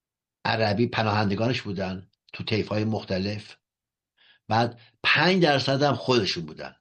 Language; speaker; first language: Persian; native; Persian